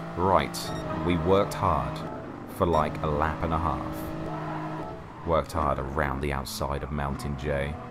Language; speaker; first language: English; native; English